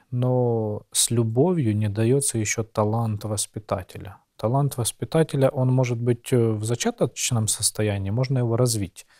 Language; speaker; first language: Russian; native; Russian